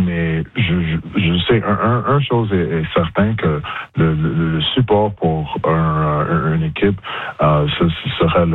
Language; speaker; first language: French; non-native, local second language; English